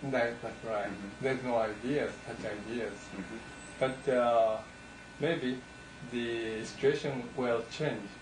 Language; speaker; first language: English; non-native, learner; Japanese